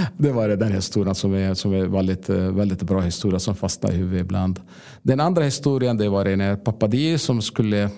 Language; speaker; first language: Swedish; non-native, fluent; Arabic